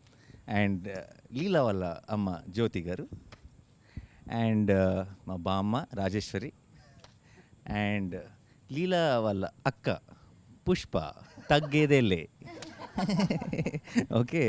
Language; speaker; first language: Telugu; native; Telugu